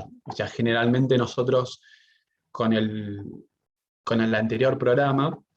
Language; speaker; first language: Spanish; native; Spanish